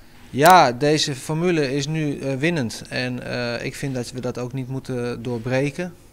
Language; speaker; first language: Dutch; native; Dutch